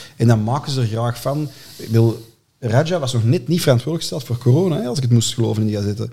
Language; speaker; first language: Dutch; native; Dutch